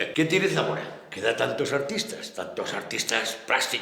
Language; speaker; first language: Spanish; native; Spanish